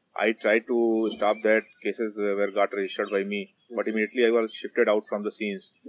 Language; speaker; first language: English; non-native, local second language; Hindi